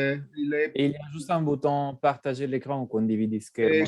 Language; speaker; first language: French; non-native, fluent; Italian